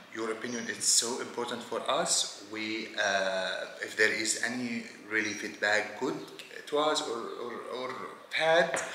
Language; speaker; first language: English; non-native, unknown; Arabic